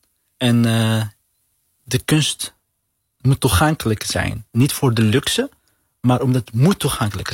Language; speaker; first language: Dutch; non-native, learner; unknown